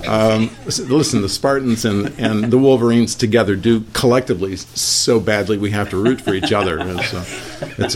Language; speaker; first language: English; native; English